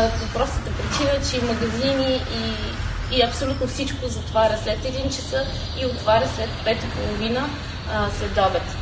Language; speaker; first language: Bulgarian; native; Bulgarian